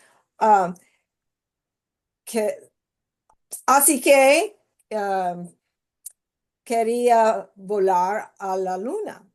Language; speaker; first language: Spanish; non-native, learner; English